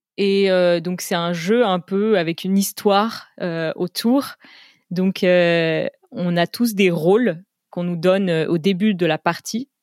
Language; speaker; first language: French; native; French